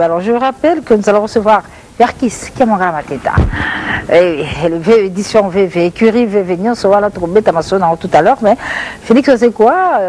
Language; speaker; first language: French; non-native, local second language; Lingala